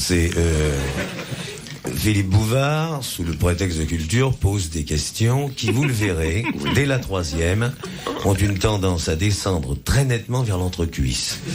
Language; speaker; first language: French; native; French